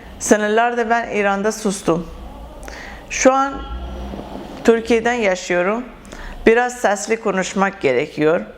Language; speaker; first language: Turkish; non-native, learner; Persian